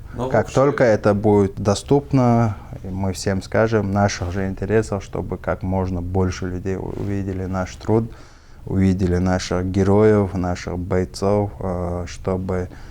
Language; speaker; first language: Russian; non-native, local second language; Chechen